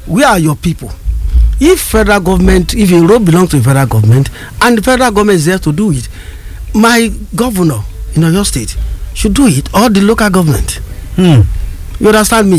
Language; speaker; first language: English; non-native, local second language; Yoruba